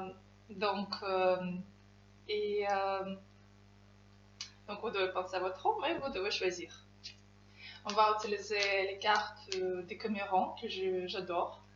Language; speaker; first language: French; non-native, fluent; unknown